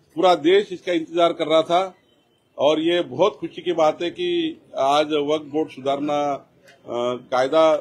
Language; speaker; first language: Hindi; non-native, local second language; Marathi